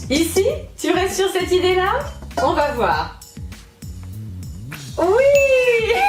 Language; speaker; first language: French; native; French